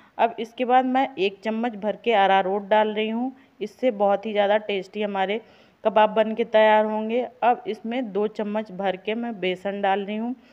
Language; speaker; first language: Hindi; native; Hindi